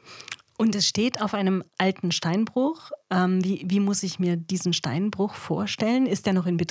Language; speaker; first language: German; native; German